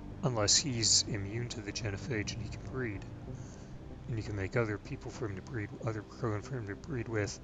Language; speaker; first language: English; native; English